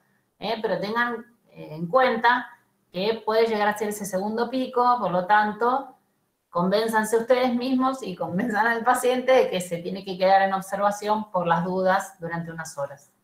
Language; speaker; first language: Spanish; native; Spanish